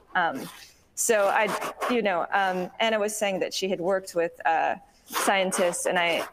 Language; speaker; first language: English; native; English